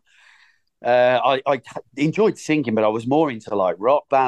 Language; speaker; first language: English; native; English